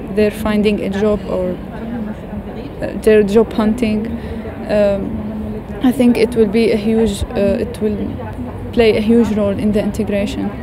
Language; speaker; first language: English; non-native, fluent; Arabic